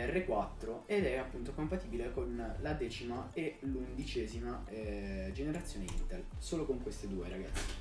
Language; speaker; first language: Italian; native; Italian